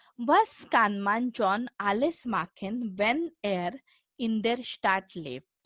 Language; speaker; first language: German; non-native, fluent; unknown